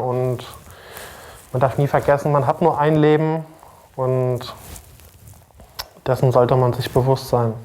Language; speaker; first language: German; early bilingual, other home language; Spanish